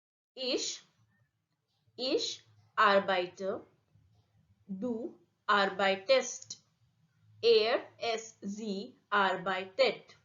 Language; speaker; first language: German; non-native, fluent; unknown